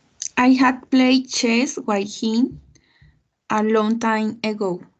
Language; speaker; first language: English; non-native, learner; Spanish